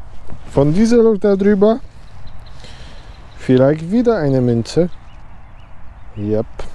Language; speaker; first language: German; non-native, learner; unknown